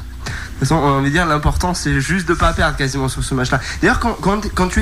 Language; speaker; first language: French; native; French